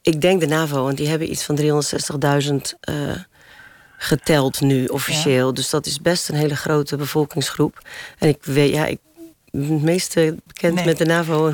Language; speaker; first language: Dutch; native; Dutch